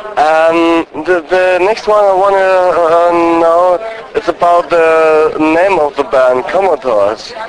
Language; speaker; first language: English; non-native, learner; German